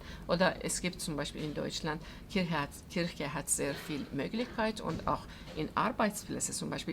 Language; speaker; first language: German; non-native, fluent; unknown